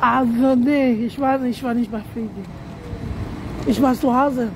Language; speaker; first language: German; non-native, learner; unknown